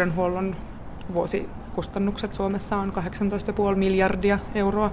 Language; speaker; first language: Finnish; native; Finnish